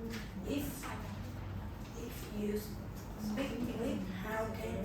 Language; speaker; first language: English; non-native, learner; Vietnamese